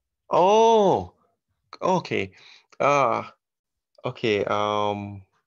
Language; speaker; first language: English; native; English